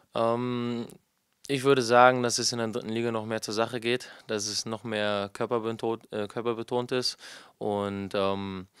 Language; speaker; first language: German; native; German